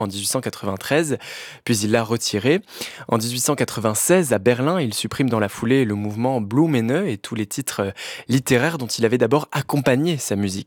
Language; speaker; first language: French; native; French